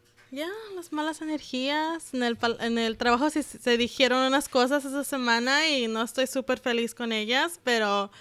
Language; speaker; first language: Spanish; early bilingual, heritage; Spanish